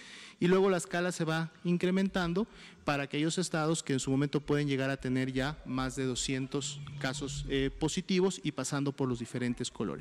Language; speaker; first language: Spanish; native; Spanish